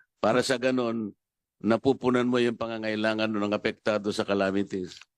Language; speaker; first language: Filipino; non-native, local second language; Pampanga